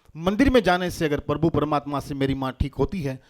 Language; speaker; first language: Hindi; non-native, local second language; Gujarati